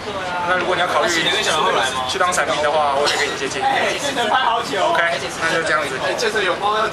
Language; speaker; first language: Chinese; non-native, local second language; Cantonese